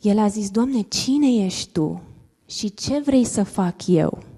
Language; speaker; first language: Romanian; non-native, learner; English